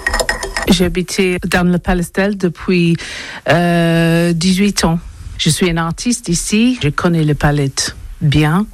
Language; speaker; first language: French; non-native, learner; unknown